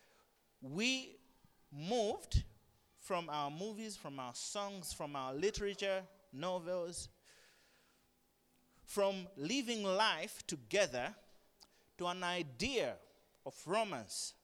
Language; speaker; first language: English; non-native, local second language; Nyanja